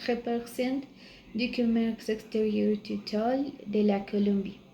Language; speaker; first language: French; non-native, learner; Spanish